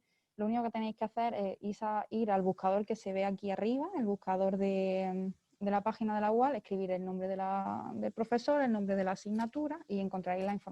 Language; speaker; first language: Spanish; native; Spanish